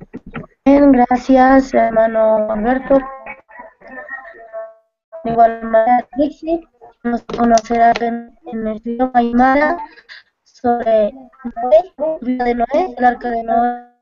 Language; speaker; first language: Spanish; non-native, local second language; Aymara